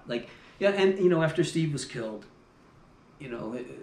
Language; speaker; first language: English; native; English